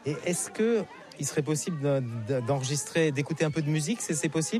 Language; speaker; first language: French; native; French